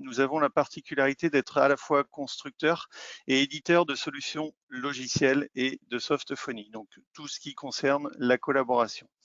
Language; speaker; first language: French; native; French